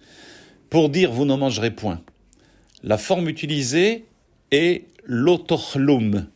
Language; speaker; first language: French; native; French